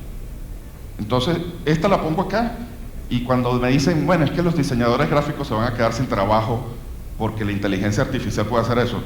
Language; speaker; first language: Spanish; native; Spanish